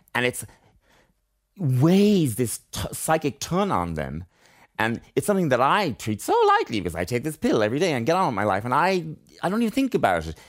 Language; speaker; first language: English; native; English